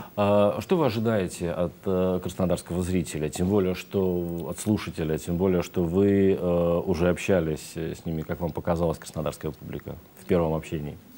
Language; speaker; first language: Russian; native; Russian